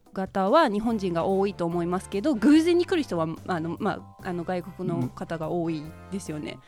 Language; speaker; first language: Japanese; non-native, fluent; English